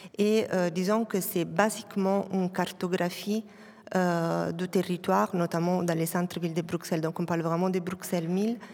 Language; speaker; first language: French; non-native, fluent; Italian